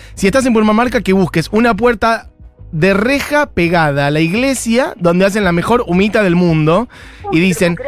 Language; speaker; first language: Spanish; native; Spanish